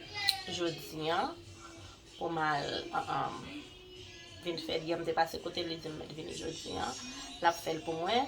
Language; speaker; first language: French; non-native, local second language; Haitian Creole